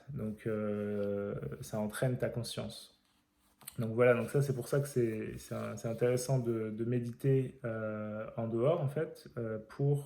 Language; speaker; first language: French; native; French